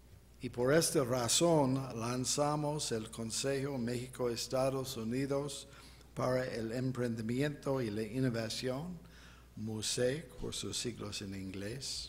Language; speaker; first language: Spanish; non-native, fluent; English